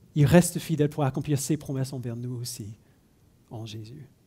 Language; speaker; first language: French; non-native, fluent; English